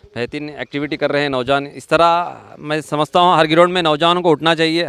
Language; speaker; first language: Hindi; non-native, local second language; Urdu